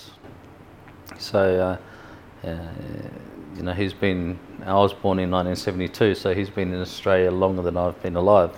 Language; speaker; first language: English; native; English